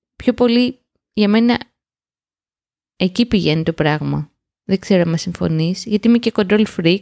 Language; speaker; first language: Greek; native; Greek